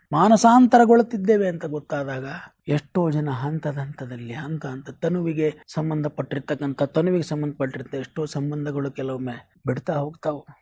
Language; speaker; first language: Kannada; native; Kannada